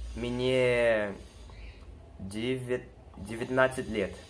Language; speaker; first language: Russian; non-native, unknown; Portuguese